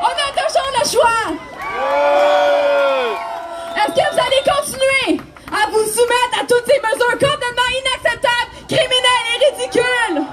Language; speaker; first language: French; native; French